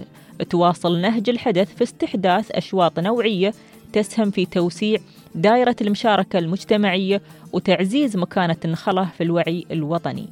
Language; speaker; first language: Arabic; native; Arabic